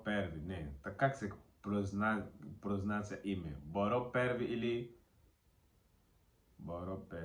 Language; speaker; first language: Bulgarian; non-native, learner; Portuguese